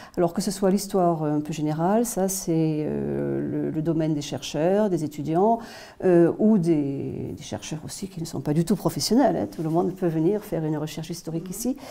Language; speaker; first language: French; native; French